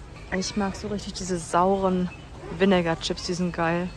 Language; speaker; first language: German; native; German